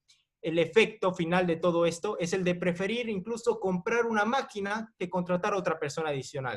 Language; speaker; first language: Spanish; native; Spanish